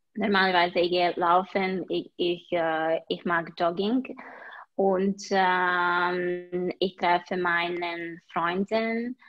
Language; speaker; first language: German; non-native, learner; Serbian